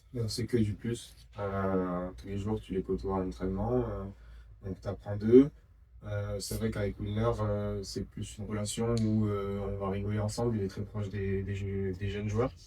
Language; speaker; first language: French; native; French